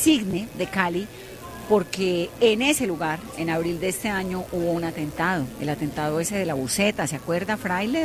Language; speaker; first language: Spanish; native; Spanish